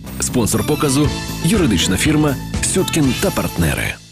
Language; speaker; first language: Ukrainian; native; Ukrainian